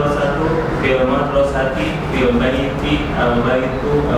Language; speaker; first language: Arabic; non-native, learner; Indonesian